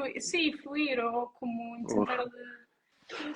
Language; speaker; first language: Portuguese; non-native, learner; Italian